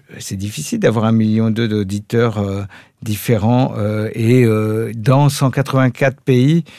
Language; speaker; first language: French; native; French